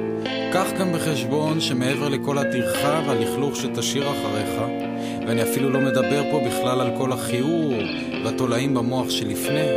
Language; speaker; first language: Hebrew; native; Hebrew